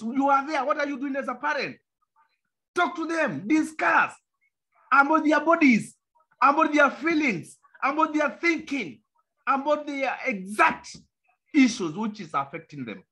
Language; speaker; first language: English; non-native, local second language; Kamba